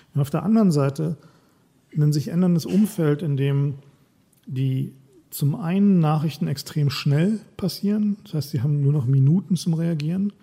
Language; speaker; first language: German; native; German